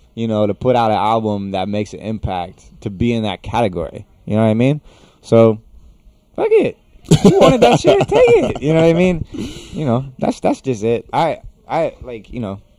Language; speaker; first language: English; native; English